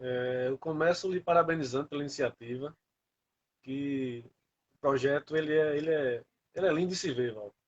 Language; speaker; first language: Portuguese; native; Portuguese